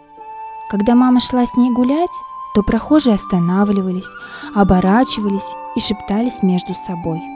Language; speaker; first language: Russian; native; Russian